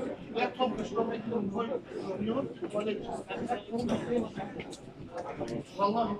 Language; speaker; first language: Russian; non-native, learner; Tajik